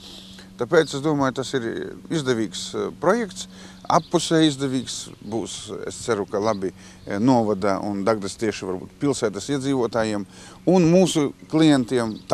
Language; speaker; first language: Latvian; native; Latvian